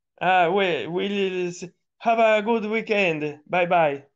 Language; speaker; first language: English; non-native, learner; Italian